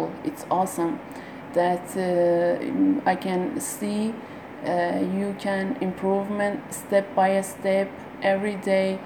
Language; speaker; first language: English; non-native, learner; Persian